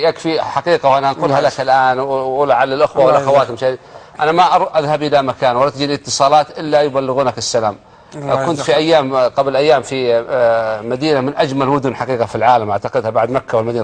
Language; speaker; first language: Arabic; native; Arabic